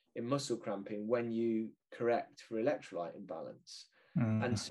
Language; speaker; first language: English; native; English